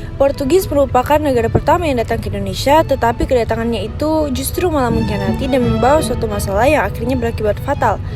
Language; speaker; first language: Indonesian; native; Indonesian